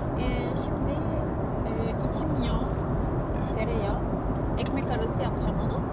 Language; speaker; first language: Turkish; native; Turkish